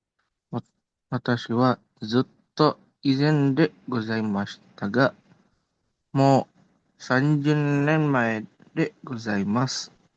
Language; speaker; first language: Japanese; non-native, learner; Indonesian